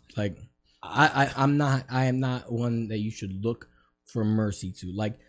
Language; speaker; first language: English; native; English